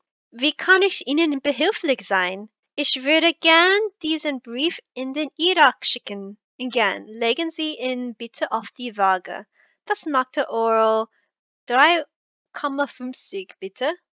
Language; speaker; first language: German; non-native, learner; English